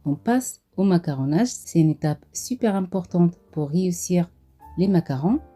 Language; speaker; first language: French; non-native, local second language; Arabic